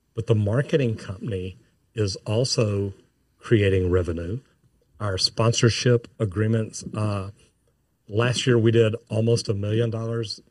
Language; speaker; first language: English; native; English